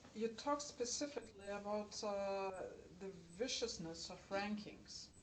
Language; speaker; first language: English; non-native, fluent; Lithuanian